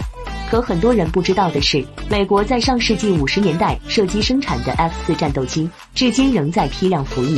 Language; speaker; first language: Chinese; native; Chinese